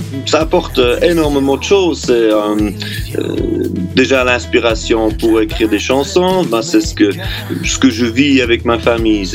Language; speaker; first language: French; non-native, local second language; German